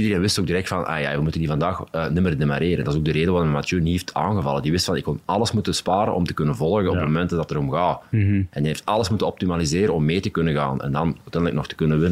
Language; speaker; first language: Dutch; native; Dutch